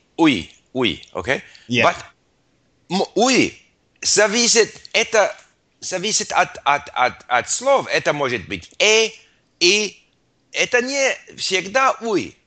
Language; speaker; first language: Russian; non-native, learner; English